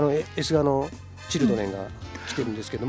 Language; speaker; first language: Japanese; native; Japanese